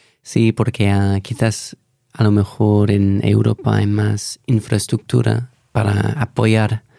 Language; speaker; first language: Spanish; non-native, fluent; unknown